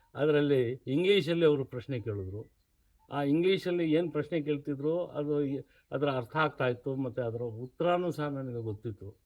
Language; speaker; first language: Kannada; non-native, local second language; Urdu